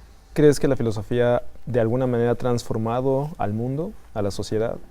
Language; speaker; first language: Spanish; native; Spanish